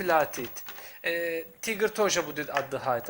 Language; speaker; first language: Russian; non-native, learner; Turkish